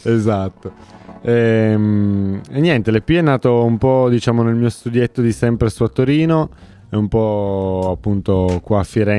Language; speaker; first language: Italian; native; Italian